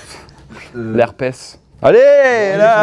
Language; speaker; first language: French; native; French